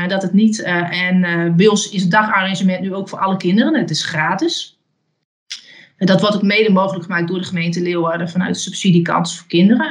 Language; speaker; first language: Dutch; native; Dutch